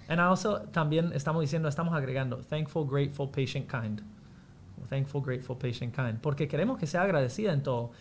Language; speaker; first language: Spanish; non-native, fluent; English